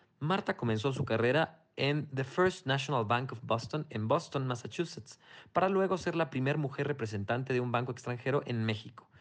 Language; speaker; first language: Spanish; native; Spanish